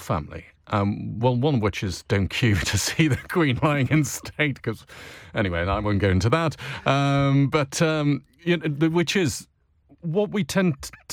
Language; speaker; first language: English; native; English